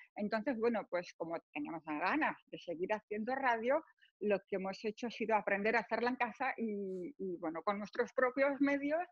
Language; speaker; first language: Spanish; native; Spanish